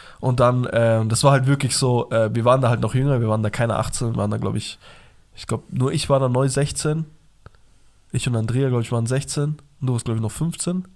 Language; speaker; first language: German; early bilingual, other home language; Persian